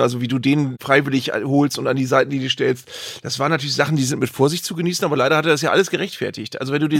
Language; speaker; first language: German; native; German